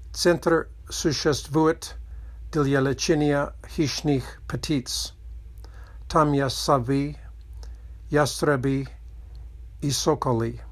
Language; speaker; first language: Russian; non-native, learner; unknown